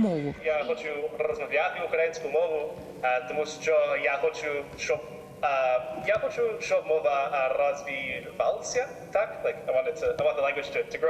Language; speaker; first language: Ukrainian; non-native, learner; English